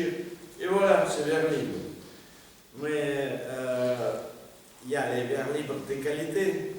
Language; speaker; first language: French; non-native, fluent; Russian